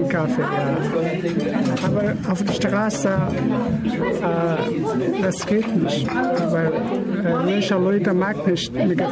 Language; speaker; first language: German; non-native, learner; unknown